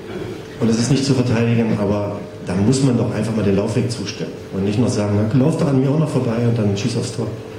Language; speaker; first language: German; native; German